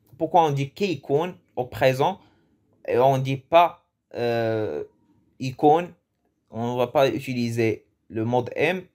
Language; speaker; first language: French; early bilingual, other home language; Arabic